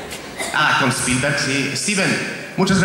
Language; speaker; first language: Spanish; non-native, fluent; German